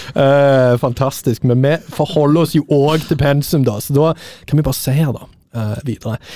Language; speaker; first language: Norwegian; native; Norwegian